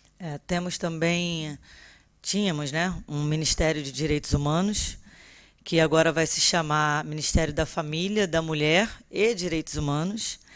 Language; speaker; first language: Portuguese; native; Portuguese